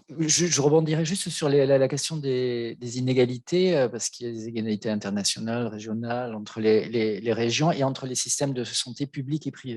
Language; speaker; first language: French; native; French